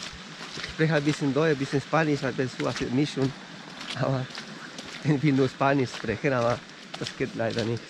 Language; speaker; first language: German; non-native, learner; Spanish